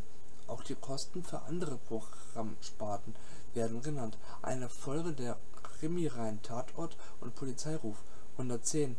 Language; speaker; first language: German; native; German